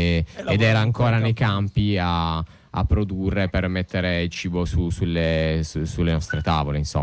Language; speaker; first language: Italian; native; Italian